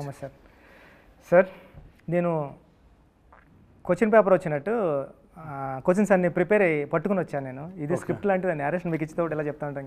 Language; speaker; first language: Telugu; native; Telugu